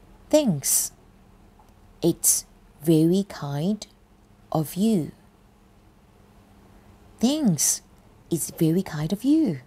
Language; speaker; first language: English; non-native, fluent; Thai